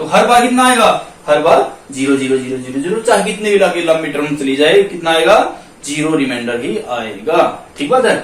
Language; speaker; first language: Hindi; native; Hindi